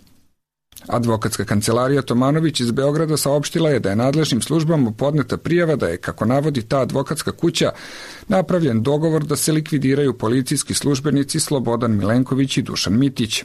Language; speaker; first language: Croatian; native; Croatian